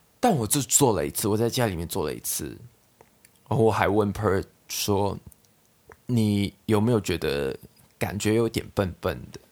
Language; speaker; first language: Chinese; non-native, local second language; Cantonese